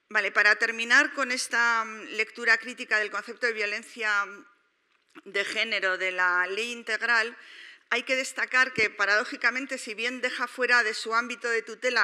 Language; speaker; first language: Spanish; native; Spanish